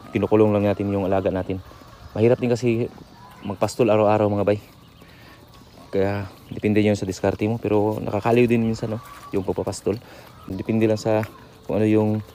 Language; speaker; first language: Filipino; non-native, local second language; Cebuano